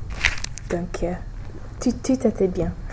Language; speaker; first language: French; non-native, learner; English